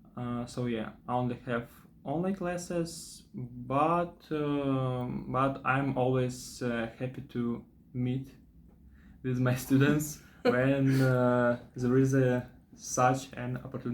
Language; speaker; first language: English; non-native, fluent; Russian